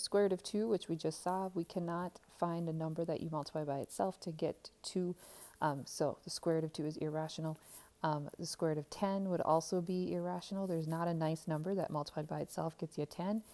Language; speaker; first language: English; native; English